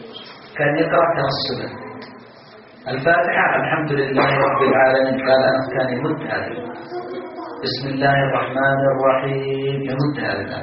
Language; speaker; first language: Arabic; native; Arabic